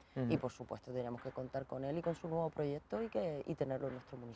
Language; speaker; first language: Spanish; native; Spanish